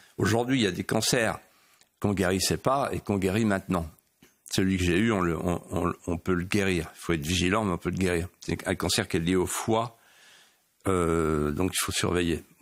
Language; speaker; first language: French; native; French